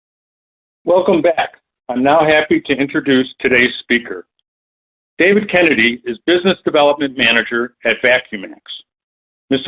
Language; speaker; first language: English; native; English